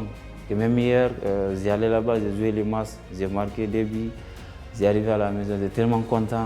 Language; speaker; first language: French; non-native, learner; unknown